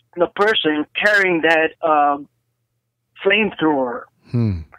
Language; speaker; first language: English; native; English